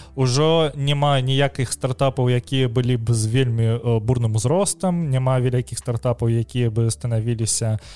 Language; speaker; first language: Belarusian; non-native, local second language; Russian